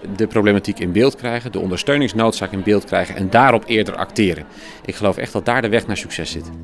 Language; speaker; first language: Dutch; native; Dutch